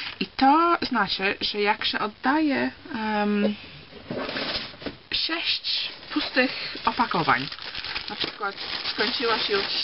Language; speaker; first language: Polish; early bilingual, heritage; Polish